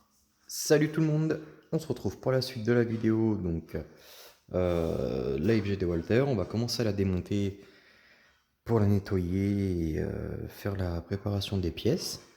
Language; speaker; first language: French; native; French